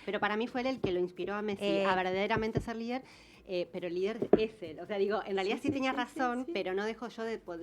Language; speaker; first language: Spanish; native; Spanish